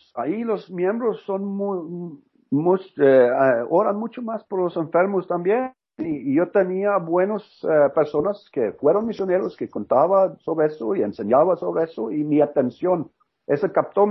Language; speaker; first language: Spanish; non-native, learner; Norwegian